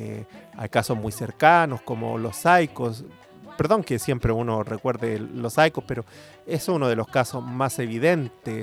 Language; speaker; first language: Spanish; native; Spanish